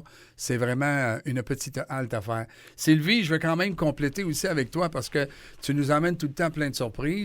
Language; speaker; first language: French; native; French